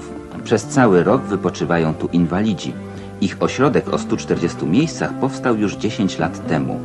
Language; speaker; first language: Polish; native; Polish